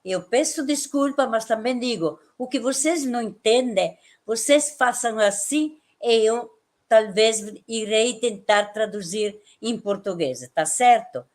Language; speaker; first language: Portuguese; non-native, fluent; Italian